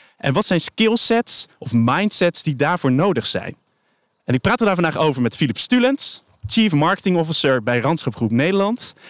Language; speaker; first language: Dutch; native; Dutch